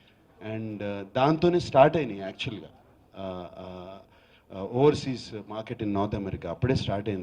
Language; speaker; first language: Telugu; native; Telugu